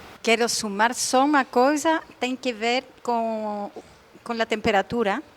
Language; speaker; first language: Portuguese; non-native, fluent; Spanish